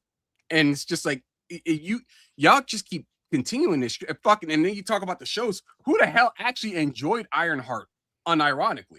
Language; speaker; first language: English; native; English